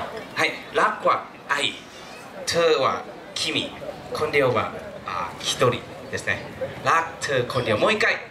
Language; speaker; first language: Japanese; non-native, fluent; Thai